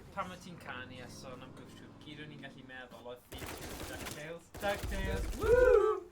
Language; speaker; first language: Welsh; non-native, local second language; English